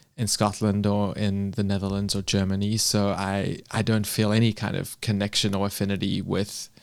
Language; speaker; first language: English; native; English